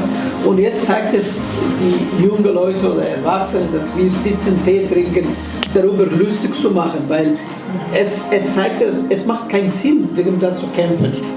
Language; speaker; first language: German; non-native, fluent; Somali